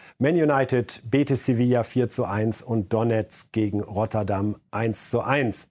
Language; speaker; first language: German; native; German